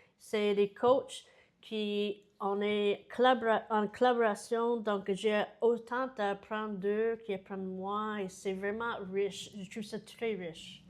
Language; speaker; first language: French; non-native, fluent; English